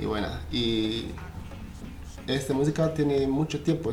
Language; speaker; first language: Spanish; non-native, learner; Haitian Creole